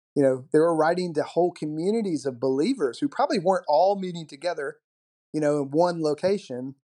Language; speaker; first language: English; native; English